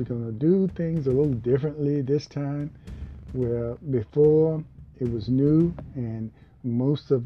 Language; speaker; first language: English; native; English